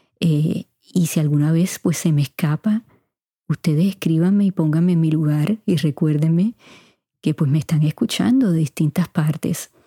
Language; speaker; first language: Spanish; native; Spanish